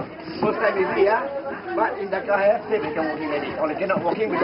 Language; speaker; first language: English; non-native, learner; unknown